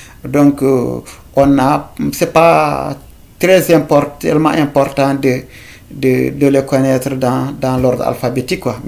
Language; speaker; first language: French; non-native, local second language; Fula